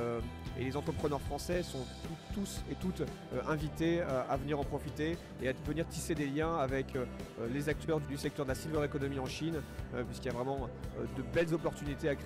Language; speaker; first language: French; native; French